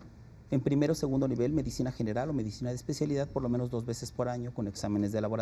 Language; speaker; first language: Spanish; native; Spanish